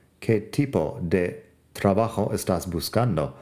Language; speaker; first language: Spanish; non-native, fluent; English